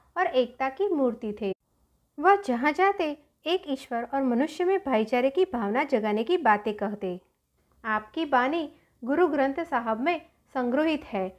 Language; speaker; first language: Hindi; non-native, local second language; Gujarati